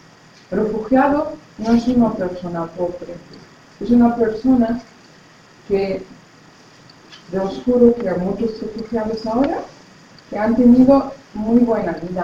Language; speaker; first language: Spanish; non-native, fluent; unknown